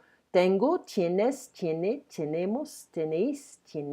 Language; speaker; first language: Spanish; non-native, fluent; French